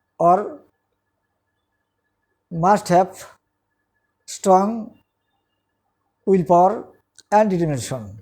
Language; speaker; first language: English; non-native, local second language; Bangla